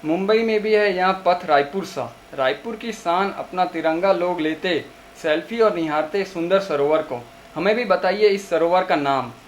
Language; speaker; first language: Hindi; non-native, local second language; Gujarati